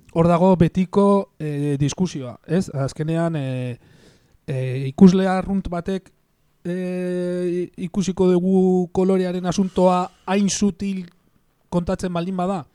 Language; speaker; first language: Basque; native; Basque